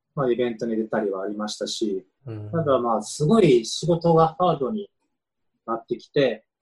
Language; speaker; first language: Japanese; native; Japanese